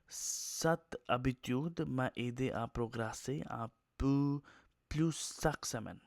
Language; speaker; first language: French; non-native, learner; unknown